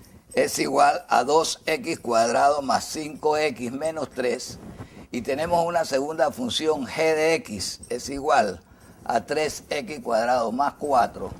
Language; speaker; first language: Spanish; native; Spanish